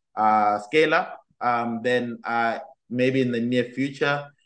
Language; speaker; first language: English; non-native, local second language; Tswana